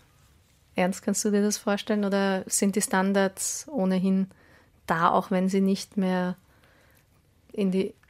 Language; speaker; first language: German; native; German